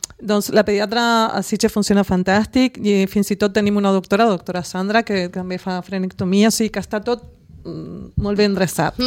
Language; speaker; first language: Catalan; non-native, local second language; Spanish